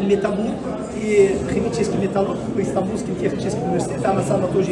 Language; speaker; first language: Russian; non-native, fluent; Turkish